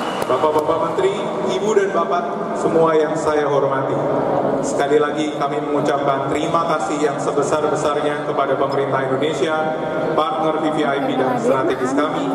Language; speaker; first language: Indonesian; native; Indonesian